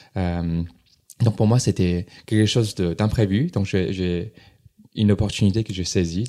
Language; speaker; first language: French; non-native, fluent; Chinese